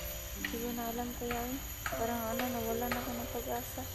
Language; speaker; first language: Filipino; non-native, local second language; Cebuano